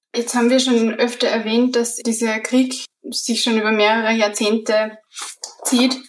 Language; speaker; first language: German; native; German